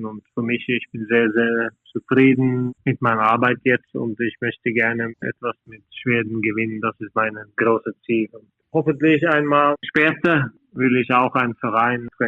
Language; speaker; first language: German; non-native, fluent; Norwegian